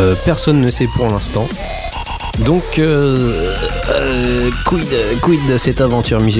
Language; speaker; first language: French; native; French